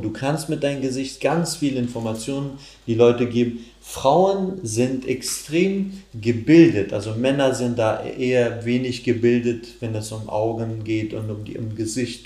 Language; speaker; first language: German; non-native, fluent; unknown